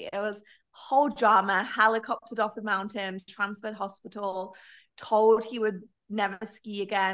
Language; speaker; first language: English; native; English